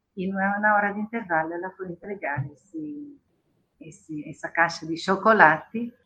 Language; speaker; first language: Portuguese; non-native, fluent; Italian